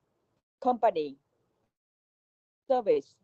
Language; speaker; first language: English; non-native, learner; Vietnamese